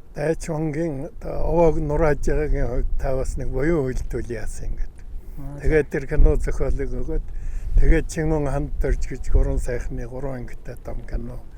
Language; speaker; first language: Mongolian; native; Mongolian